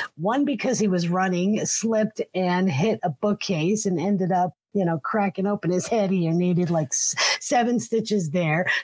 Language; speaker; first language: English; native; English